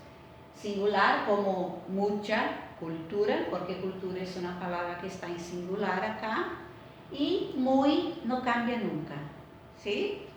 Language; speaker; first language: Spanish; non-native, fluent; Portuguese